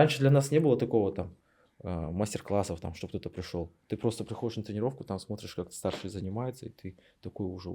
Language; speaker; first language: Russian; native; Russian